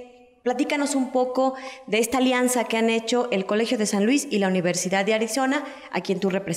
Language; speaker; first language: Spanish; native; Spanish